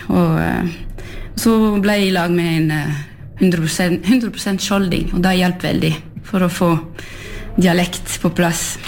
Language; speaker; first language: Norwegian; non-native, fluent; French